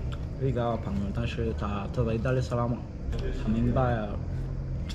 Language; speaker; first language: Chinese; non-native, learner; Swahili